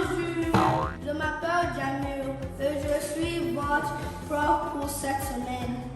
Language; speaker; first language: French; non-native, learner; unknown